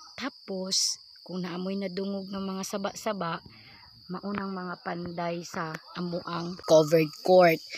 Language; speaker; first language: Cebuano; non-native, local second language; Hiligaynon